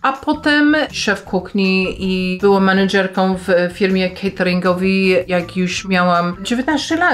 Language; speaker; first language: Polish; non-native, fluent; English